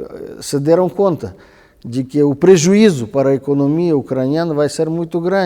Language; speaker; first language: Portuguese; non-native, fluent; Russian